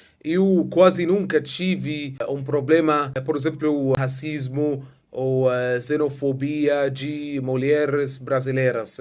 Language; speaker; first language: Portuguese; non-native, fluent; Arabic